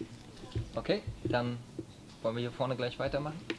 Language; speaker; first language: German; native; German